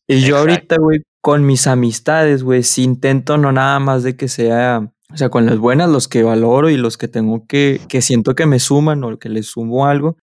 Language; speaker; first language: Spanish; native; Spanish